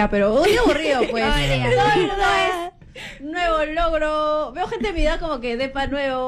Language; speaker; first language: Spanish; native; Spanish